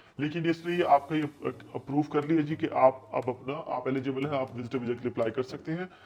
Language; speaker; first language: Urdu; non-native, local second language; Punjabi